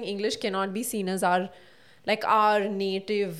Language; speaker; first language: English; non-native, local second language; Hindi